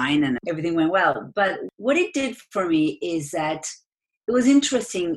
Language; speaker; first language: English; non-native, fluent; Spanish